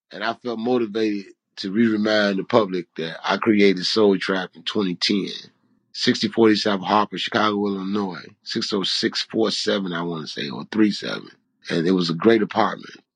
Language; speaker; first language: English; native; English